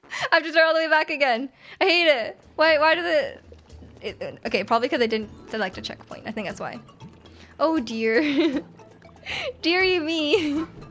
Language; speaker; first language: English; native; English